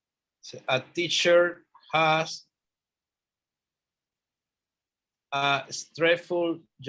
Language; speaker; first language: English; non-native, learner; Spanish